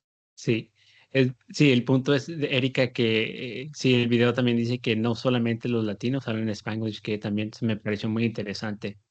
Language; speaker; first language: Spanish; early bilingual, heritage; Spanish